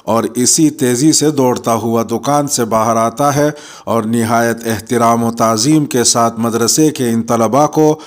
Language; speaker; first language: Urdu; native; Urdu